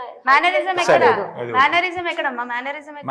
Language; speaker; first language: Telugu; native; Telugu